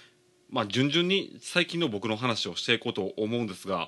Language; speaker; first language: Japanese; native; Japanese